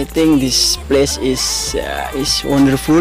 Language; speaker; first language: English; non-native, learner; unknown